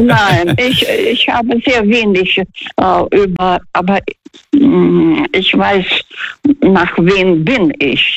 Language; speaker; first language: German; non-native, fluent; Russian